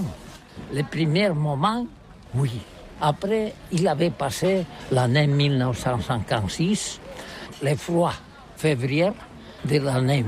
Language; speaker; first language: French; non-native, learner; Catalan